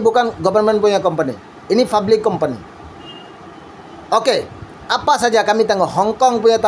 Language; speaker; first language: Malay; non-native, learner; Bangla